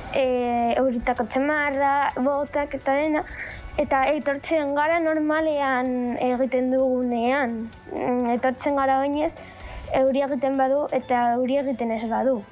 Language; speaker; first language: Basque; non-native, local second language; Spanish